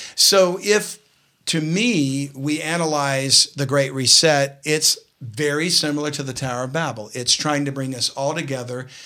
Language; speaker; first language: English; native; English